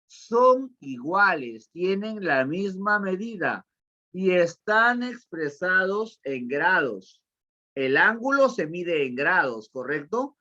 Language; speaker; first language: Spanish; native; Spanish